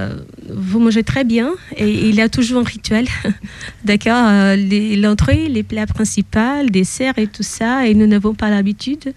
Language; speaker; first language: French; non-native, fluent; Portuguese